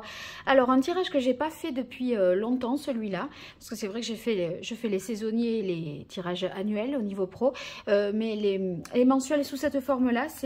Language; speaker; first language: French; native; French